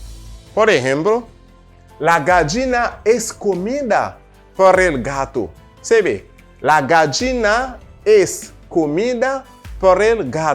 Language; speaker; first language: Spanish; non-native, fluent; Haitian Creole